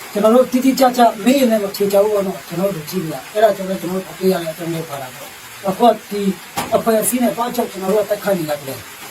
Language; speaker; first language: Burmese; non-native, local second language; Tedim Chin